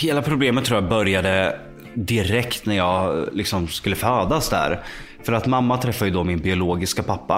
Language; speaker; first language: Swedish; native; Swedish